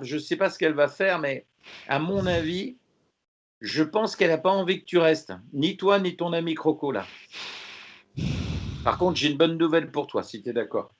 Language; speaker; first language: French; native; French